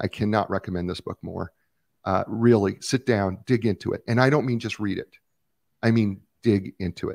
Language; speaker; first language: English; native; English